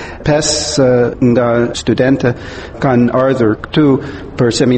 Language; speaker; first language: Albanian; non-native, fluent; English